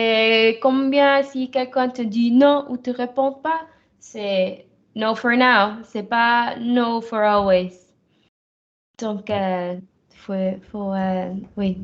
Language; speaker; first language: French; non-native, fluent; German